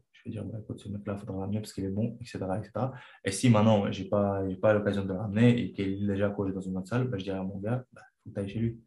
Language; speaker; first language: French; non-native, fluent; Chechen